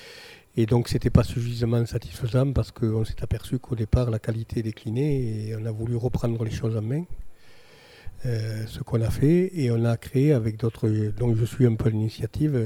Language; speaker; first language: French; native; French